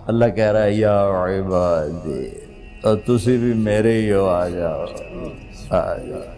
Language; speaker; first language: Urdu; non-native, local second language; Punjabi